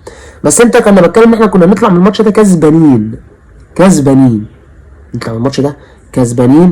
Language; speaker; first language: Arabic; native; Arabic